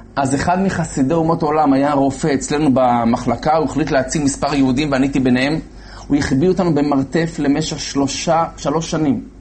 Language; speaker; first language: Hebrew; native; Hebrew